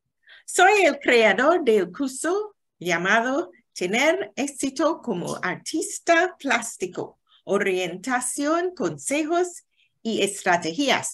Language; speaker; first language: Spanish; non-native, learner; English